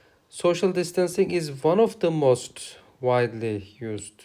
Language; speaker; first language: English; non-native, fluent; Turkish